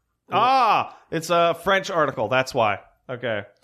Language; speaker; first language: English; early bilingual, other home language; French